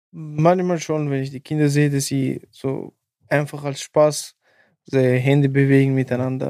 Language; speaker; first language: German; non-native, fluent; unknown